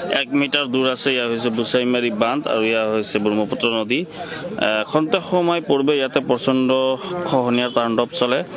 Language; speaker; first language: Assamese; non-native, local second language; Bangla